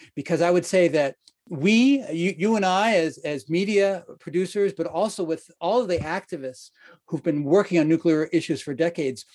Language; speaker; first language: English; native; English